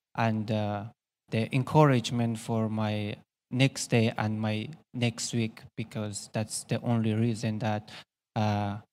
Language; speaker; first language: English; non-native, learner; Persian